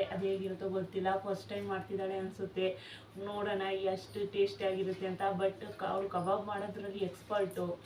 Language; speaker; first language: Kannada; non-native, local second language; Lambadi